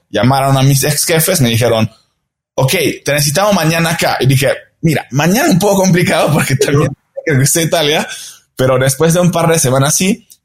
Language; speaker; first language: Spanish; non-native, fluent; Italian